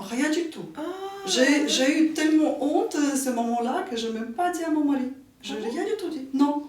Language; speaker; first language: French; non-native, fluent; Ukrainian